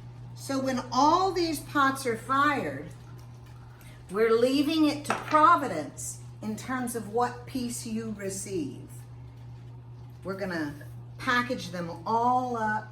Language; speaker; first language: English; native; English